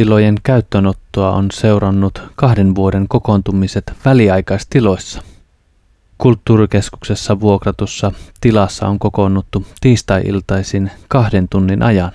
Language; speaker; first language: Finnish; native; Finnish